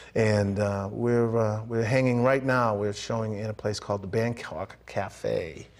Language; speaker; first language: English; native; English